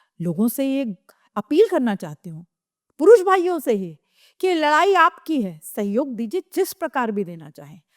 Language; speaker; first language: Hindi; native; Hindi